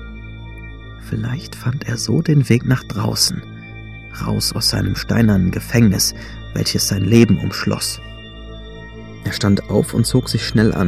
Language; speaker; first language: German; native; German